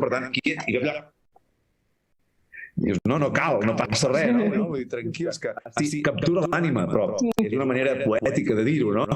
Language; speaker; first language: Catalan; native; Catalan